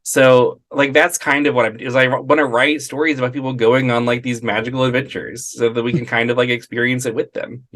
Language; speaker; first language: English; native; English